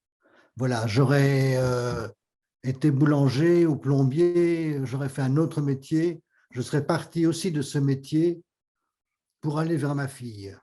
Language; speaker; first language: French; native; French